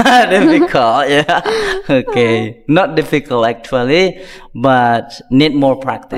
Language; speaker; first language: English; non-native, fluent; Indonesian